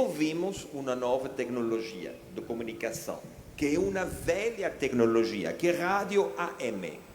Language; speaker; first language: Portuguese; non-native, fluent; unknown